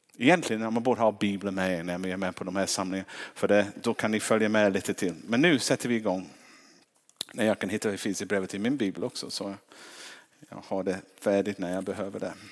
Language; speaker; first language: Swedish; non-native, fluent; English